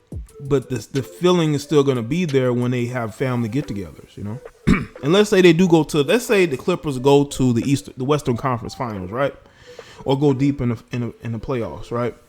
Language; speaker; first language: English; native; English